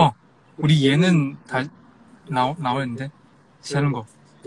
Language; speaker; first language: Korean; non-native, learner; Chinese